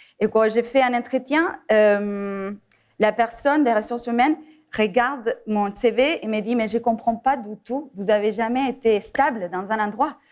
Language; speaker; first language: French; non-native, fluent; Spanish